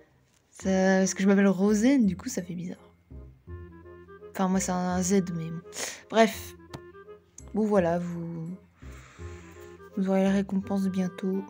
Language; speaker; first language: French; native; French